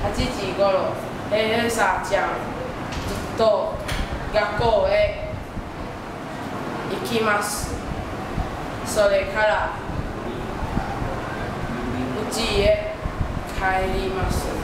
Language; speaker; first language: Japanese; non-native, learner; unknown